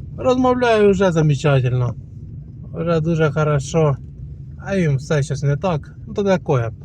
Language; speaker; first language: Ukrainian; non-native, local second language; Russian